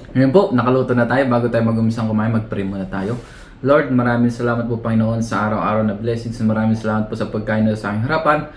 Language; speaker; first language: Filipino; native; Filipino